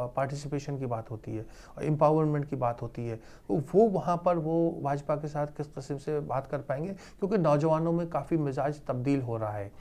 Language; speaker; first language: Urdu; native; Urdu